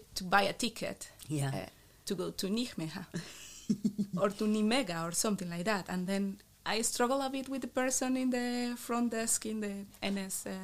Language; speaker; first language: English; non-native, fluent; Spanish